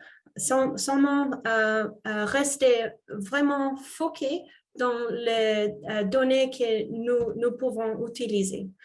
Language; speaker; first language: French; non-native, fluent; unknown